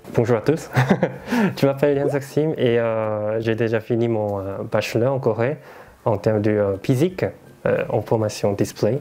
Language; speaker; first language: French; non-native, learner; Korean